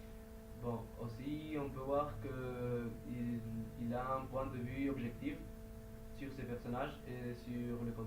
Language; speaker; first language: French; non-native, learner; Spanish